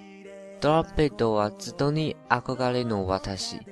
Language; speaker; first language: Japanese; non-native, learner; Chinese